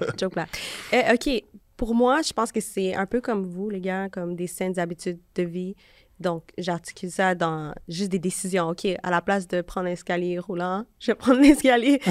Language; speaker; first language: French; native; French